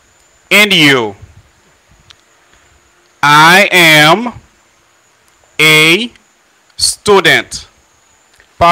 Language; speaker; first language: English; non-native, fluent; Haitian Creole